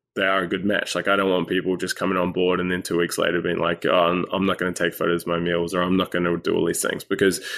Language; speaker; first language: English; native; English